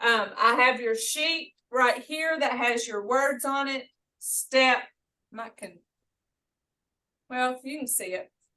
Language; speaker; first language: English; native; English